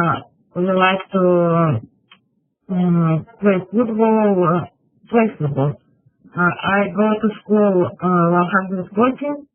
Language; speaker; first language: English; non-native, learner; Russian